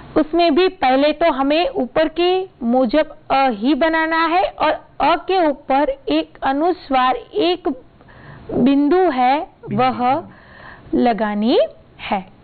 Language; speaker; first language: Hindi; non-native, local second language; Gujarati